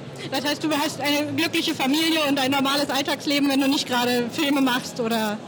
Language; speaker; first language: German; native; German